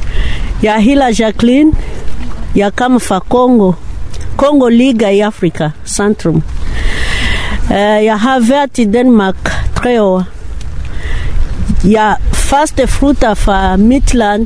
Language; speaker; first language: Danish; non-native, learner; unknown